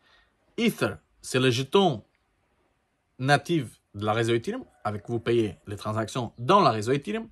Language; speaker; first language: French; non-native, learner; Portuguese